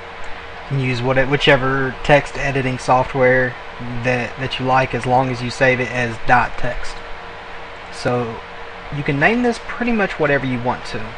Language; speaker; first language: English; native; English